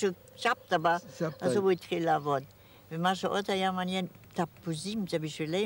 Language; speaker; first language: Hebrew; non-native, fluent; German